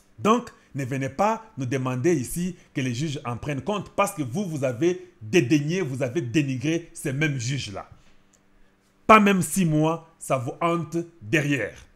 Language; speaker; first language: French; non-native, local second language; Lingala